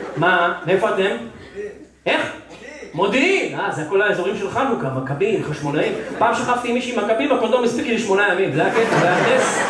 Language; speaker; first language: Hebrew; native; Hebrew